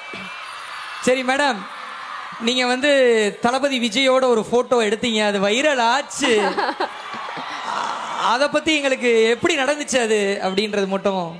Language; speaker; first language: Tamil; native; Tamil